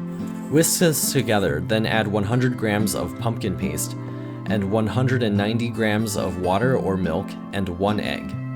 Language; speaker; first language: English; native; English